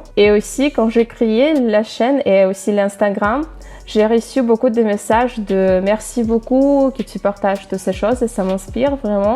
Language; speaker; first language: French; non-native, fluent; Russian